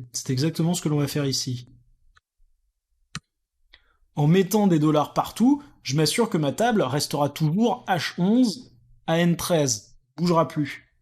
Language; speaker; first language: French; native; French